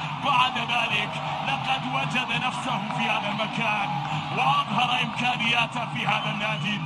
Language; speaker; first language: Arabic; native; Arabic